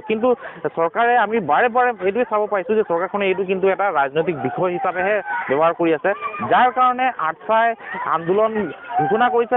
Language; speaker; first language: Assamese; non-native, local second language; Sadri